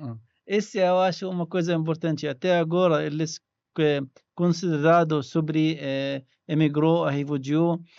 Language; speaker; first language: Portuguese; non-native, learner; Arabic